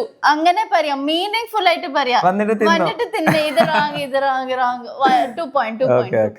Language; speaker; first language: Malayalam; non-native, learner; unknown